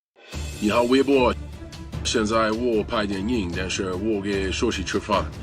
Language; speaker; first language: Chinese; non-native, learner; English